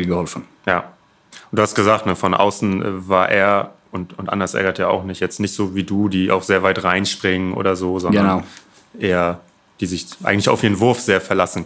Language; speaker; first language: German; native; German